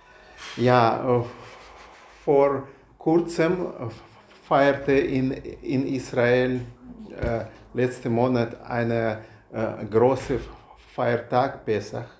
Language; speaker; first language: German; non-native, learner; Russian